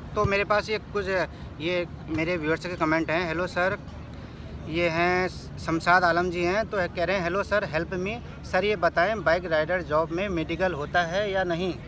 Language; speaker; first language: Hindi; native; Hindi